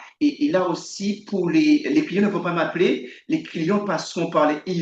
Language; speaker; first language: French; native; French